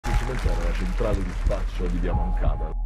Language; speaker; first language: Italian; native; Italian